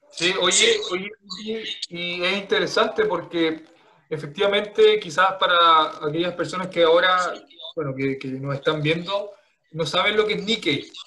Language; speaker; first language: Spanish; native; Spanish